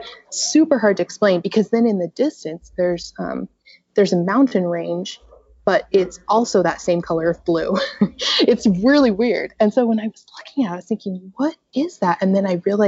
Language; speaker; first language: English; native; English